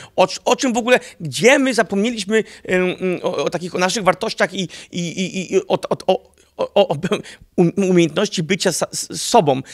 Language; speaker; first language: Polish; early bilingual, heritage; Polish